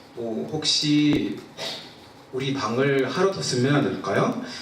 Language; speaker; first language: Korean; non-native, fluent; English